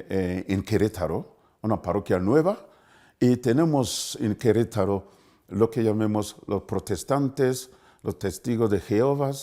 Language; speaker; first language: Spanish; non-native, fluent; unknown